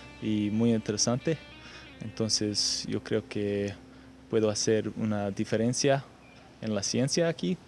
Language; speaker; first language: Spanish; non-native, fluent; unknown